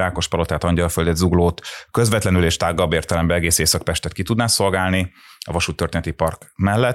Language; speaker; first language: Hungarian; native; Hungarian